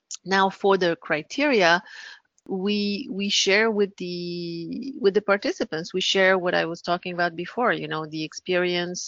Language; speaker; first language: English; non-native, local second language; French